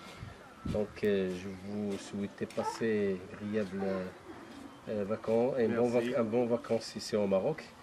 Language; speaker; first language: French; non-native, local second language; Arabic